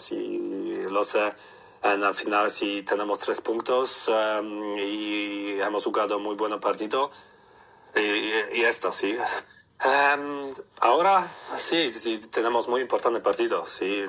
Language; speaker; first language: Spanish; non-native, learner; Polish